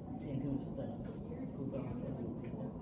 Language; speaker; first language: Spanish; non-native, learner; English